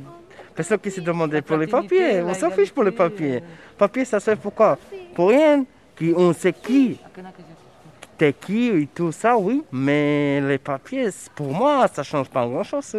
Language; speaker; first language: French; non-native, learner; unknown